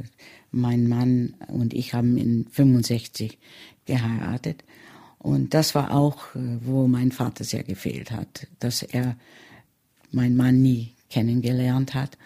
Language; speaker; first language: German; early bilingual, heritage; German